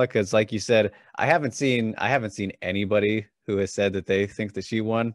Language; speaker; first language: English; native; English